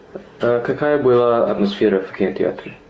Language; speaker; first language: Russian; non-native, learner; English